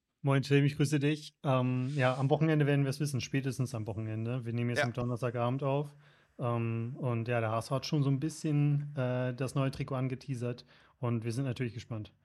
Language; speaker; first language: German; native; German